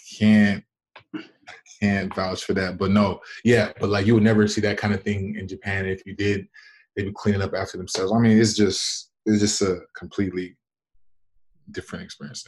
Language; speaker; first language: English; native; English